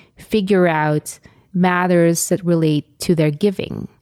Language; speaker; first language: English; non-native, local second language; Filipino